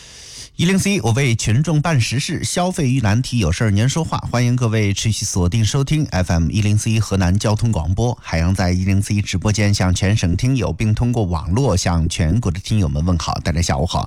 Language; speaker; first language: Chinese; native; Chinese